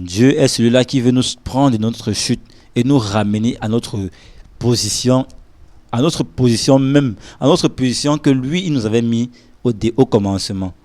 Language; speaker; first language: French; non-native, local second language; Lingala